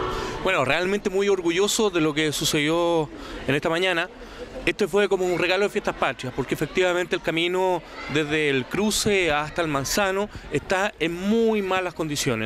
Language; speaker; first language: Spanish; native; Spanish